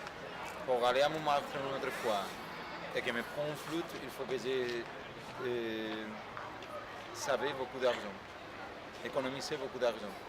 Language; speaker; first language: French; non-native, learner; Spanish